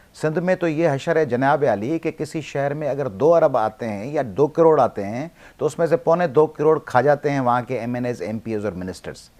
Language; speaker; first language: Urdu; non-native, local second language; Sindhi